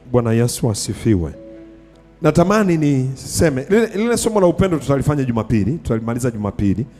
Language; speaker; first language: Swahili; native; Swahili